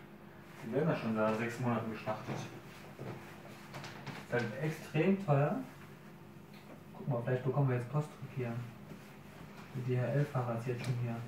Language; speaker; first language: German; native; German